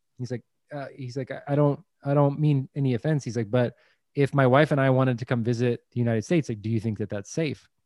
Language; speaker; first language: English; native; English